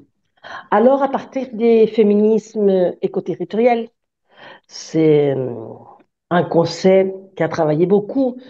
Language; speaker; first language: French; non-native, fluent; Spanish